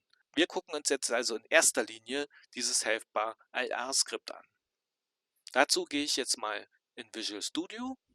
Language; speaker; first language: German; native; German